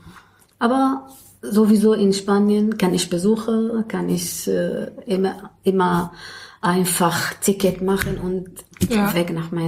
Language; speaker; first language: German; non-native, learner; Arabic